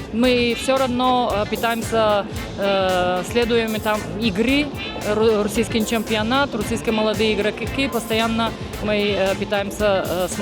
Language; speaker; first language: Russian; non-native, learner; Bulgarian